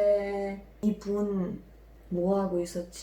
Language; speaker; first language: Korean; non-native, fluent; Macedonian